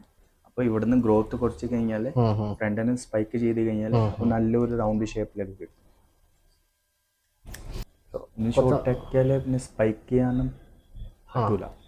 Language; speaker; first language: Malayalam; non-native, local second language; Punjabi